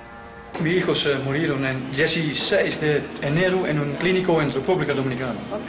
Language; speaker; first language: Spanish; non-native, learner; Dutch